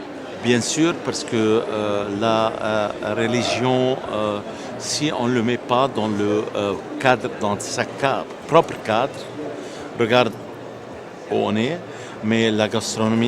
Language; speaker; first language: French; non-native, local second language; Arabic